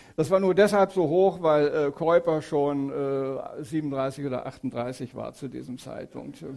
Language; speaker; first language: German; native; German